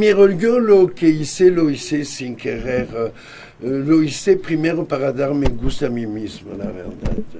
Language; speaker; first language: Spanish; non-native, fluent; French